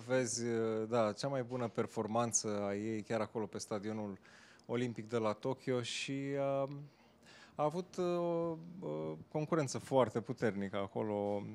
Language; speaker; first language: Romanian; native; Romanian